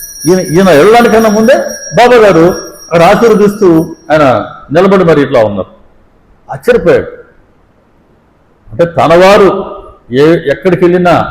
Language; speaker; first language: Telugu; native; Telugu